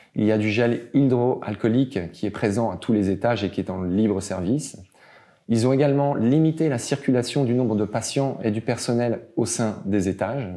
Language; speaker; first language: French; native; French